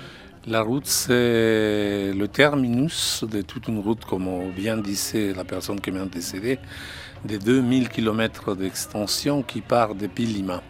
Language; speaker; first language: French; non-native, fluent; Spanish